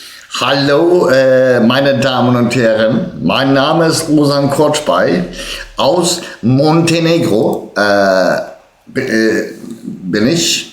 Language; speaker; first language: German; early bilingual, other home language; Turkish